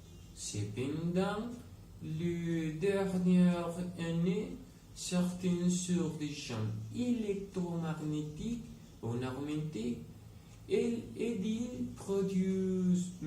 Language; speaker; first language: French; non-native, learner; Spanish